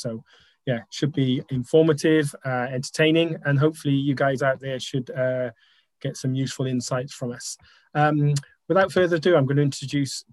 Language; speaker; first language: English; native; English